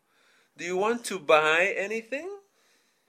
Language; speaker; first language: English; non-native, fluent; Spanish